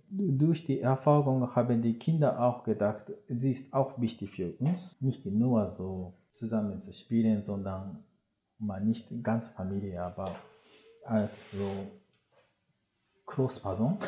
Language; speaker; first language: German; non-native, learner; Japanese